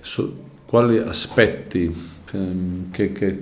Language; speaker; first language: Italian; non-native, learner; Croatian